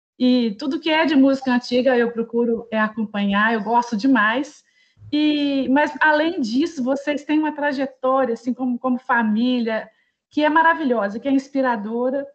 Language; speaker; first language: Portuguese; native; Portuguese